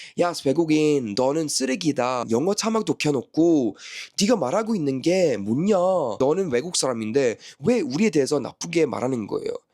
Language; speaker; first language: Korean; non-native, fluent; Swedish